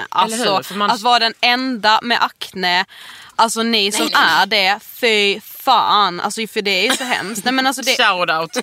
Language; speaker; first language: Swedish; native; Swedish